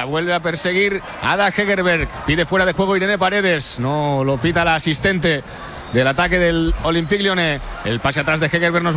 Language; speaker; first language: Spanish; native; Spanish